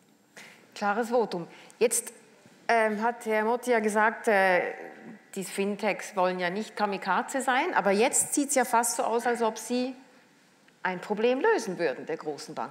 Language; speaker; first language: German; native; German